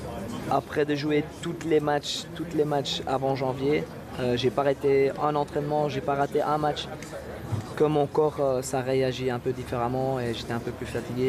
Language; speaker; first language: French; non-native, local second language; Dutch